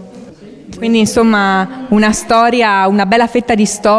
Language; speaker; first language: Italian; native; Italian